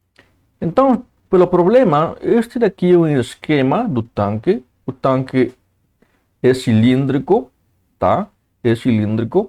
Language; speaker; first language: Portuguese; native; Portuguese